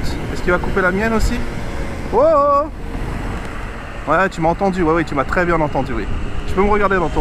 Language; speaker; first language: French; native; French